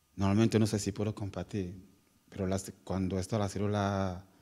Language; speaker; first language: Spanish; non-native, learner; French